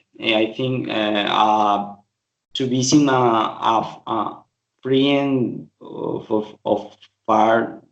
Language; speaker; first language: English; non-native, learner; Spanish